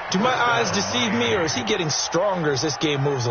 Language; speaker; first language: English; native; English